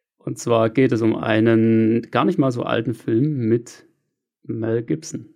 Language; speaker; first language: German; native; German